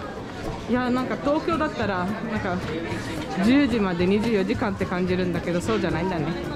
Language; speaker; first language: Japanese; non-native, fluent; Portuguese